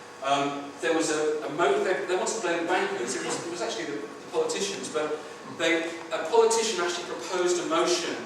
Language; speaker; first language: English; native; English